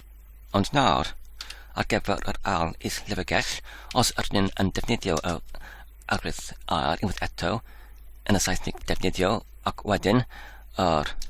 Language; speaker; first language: Welsh; non-native, fluent; English